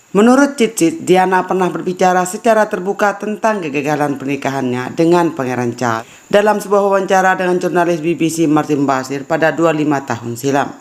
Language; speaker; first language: Indonesian; native; Indonesian